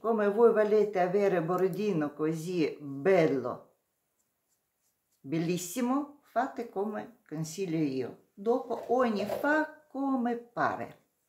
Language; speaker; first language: Italian; non-native, learner; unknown